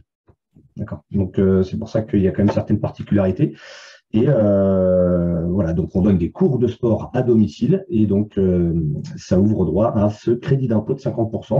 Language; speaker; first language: French; native; French